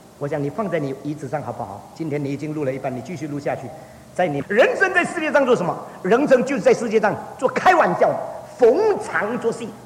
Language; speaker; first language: Chinese; early bilingual, heritage; Chinese